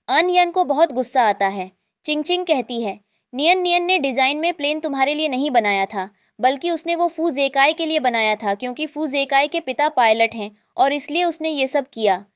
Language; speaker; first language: Hindi; native; Hindi